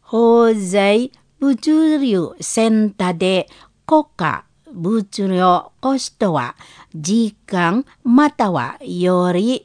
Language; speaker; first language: Japanese; non-native, fluent; Indonesian